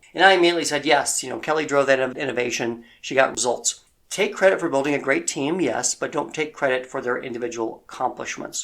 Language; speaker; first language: English; native; English